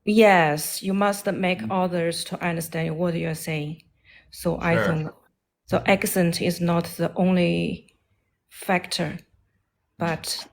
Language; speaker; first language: English; non-native, learner; Chinese